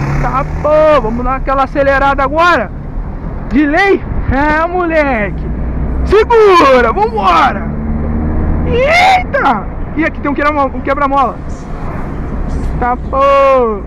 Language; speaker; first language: Portuguese; native; Portuguese